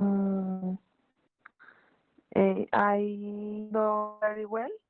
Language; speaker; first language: English; non-native, learner; Spanish